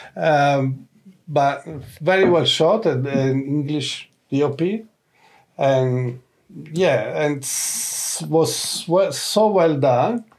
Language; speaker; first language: English; non-native, fluent; Italian